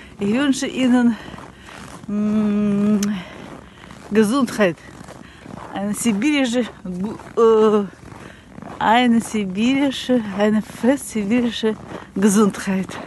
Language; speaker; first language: German; non-native, learner; Russian